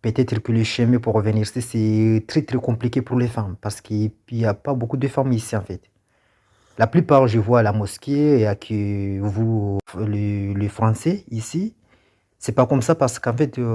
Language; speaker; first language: French; non-native, local second language; Comorian